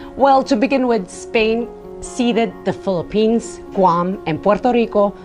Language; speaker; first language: English; non-native, local second language; Filipino